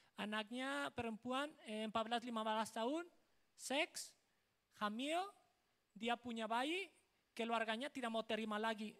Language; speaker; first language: Indonesian; non-native, fluent; Spanish